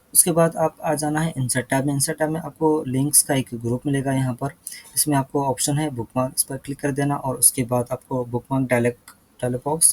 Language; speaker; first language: Hindi; native; Hindi